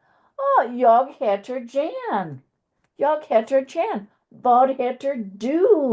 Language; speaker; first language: Swedish; non-native, fluent; English